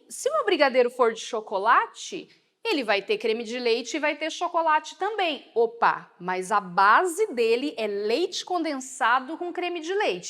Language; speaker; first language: Portuguese; native; Portuguese